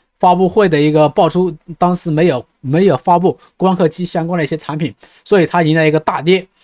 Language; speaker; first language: Chinese; native; Chinese